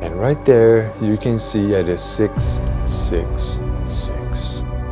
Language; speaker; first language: English; non-native, local second language; Malay